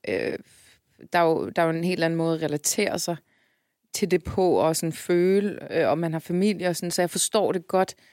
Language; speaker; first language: Danish; early bilingual, other home language; Turkish